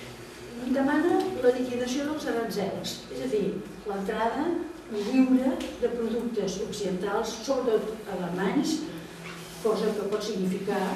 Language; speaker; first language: Catalan; native; Catalan